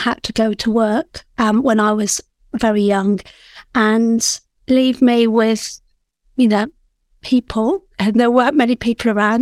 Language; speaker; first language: English; native; English